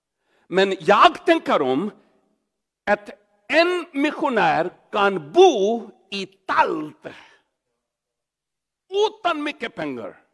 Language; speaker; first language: Swedish; non-native, learner; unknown